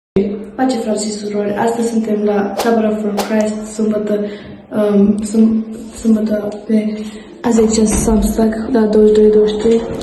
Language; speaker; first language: Romanian; early bilingual, heritage; Romanian